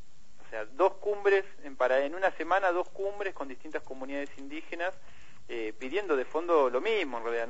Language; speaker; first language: Spanish; native; Spanish